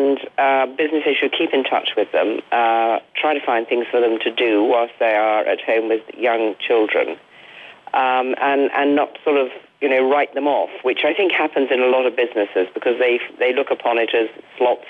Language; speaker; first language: English; native; English